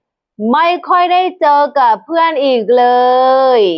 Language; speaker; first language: Thai; non-native, fluent; Burmese